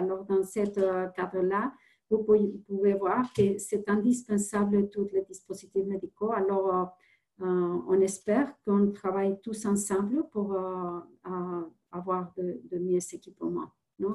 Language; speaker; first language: French; non-native, fluent; Spanish